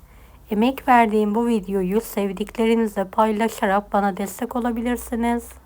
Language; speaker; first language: Turkish; native; Turkish